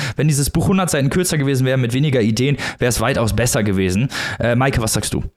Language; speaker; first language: German; native; German